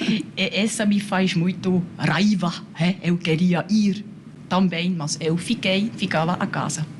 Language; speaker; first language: Portuguese; non-native, learner; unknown